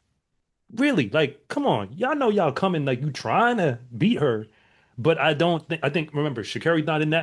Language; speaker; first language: English; native; English